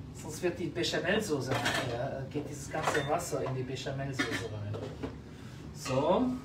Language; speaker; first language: German; non-native, local second language; Luxembourgish